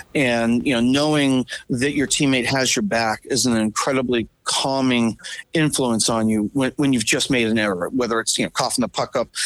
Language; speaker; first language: English; native; English